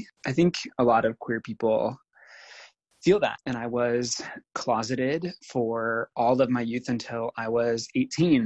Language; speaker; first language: English; native; English